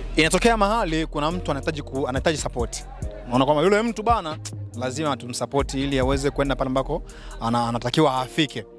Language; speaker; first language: Swahili; native; Swahili